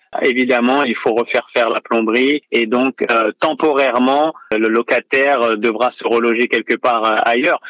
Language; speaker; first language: French; native; French